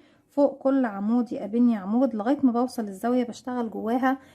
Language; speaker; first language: Arabic; native; Arabic